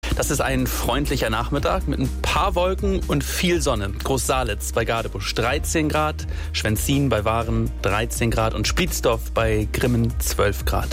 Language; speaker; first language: German; native; German